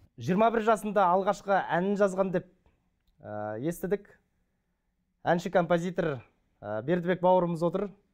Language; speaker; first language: Kazakh; native; Kazakh